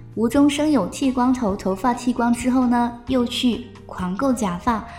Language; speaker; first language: Chinese; native; Chinese